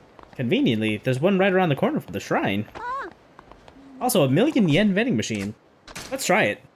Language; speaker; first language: English; native; English